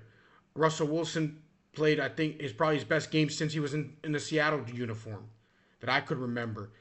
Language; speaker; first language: English; native; English